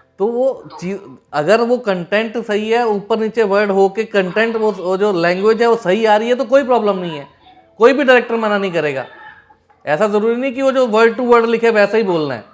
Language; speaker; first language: Hindi; native; Hindi